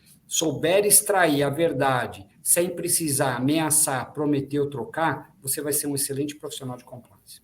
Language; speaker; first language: Portuguese; native; Portuguese